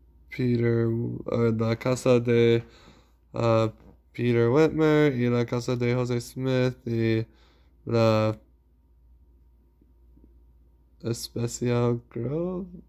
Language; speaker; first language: Spanish; non-native, learner; English